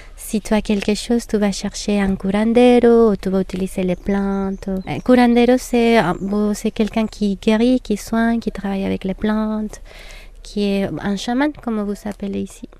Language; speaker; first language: French; non-native, fluent; Spanish